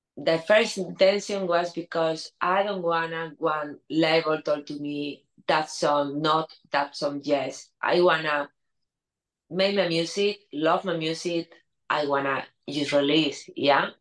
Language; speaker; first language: English; non-native, learner; Spanish